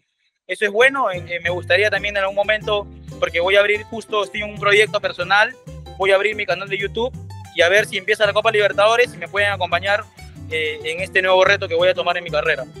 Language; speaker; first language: Spanish; native; Spanish